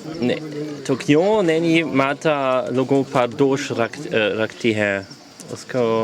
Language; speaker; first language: Hindi; non-native, learner; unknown